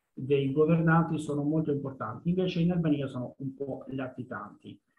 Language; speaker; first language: Italian; non-native, fluent; Albanian